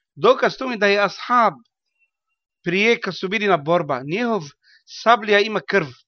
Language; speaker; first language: Bosnian; non-native, learner; Arabic